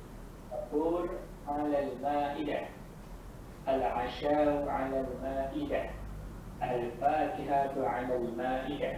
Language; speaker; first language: Arabic; non-native, learner; Indonesian